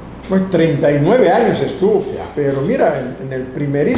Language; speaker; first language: Spanish; native; Spanish